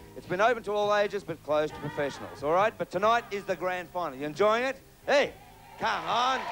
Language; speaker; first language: English; native; English